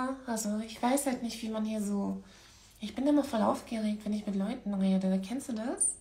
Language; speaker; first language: German; native; German